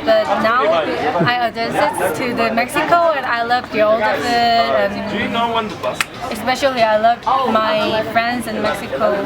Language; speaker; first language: English; non-native, learner; Korean